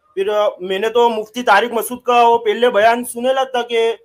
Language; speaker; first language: Hindi; non-native, local second language; Gujarati